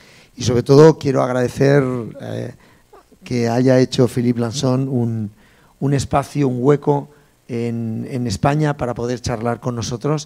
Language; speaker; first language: Spanish; native; Spanish